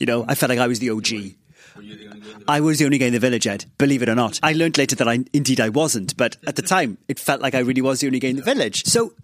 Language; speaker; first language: English; non-native, local second language; Welsh